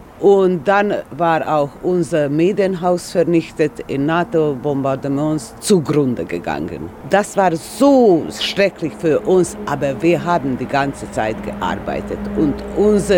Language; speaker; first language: German; non-native, fluent; Serbian